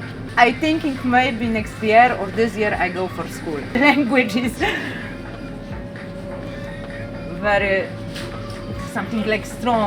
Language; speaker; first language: English; non-native, learner; Polish